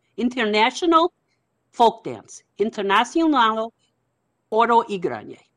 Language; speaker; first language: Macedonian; non-native, learner; English